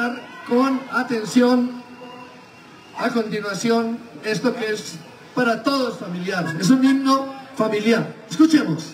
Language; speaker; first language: Spanish; native; Spanish